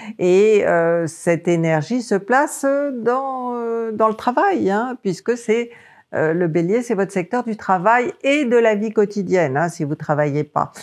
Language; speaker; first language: French; native; French